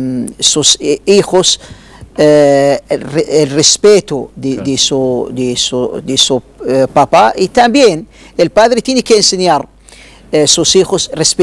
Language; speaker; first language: Spanish; non-native, learner; Arabic